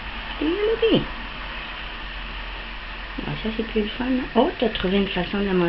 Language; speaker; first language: French; native; French